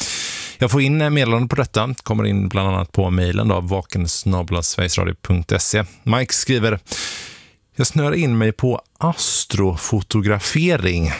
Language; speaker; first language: Swedish; native; Swedish